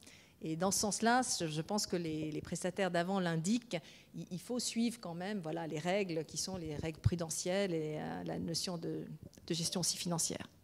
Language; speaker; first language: French; native; French